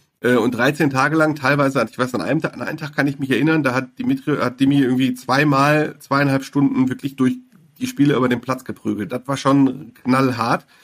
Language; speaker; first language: German; native; German